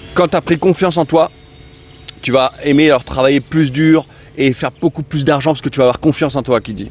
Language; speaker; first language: French; native; French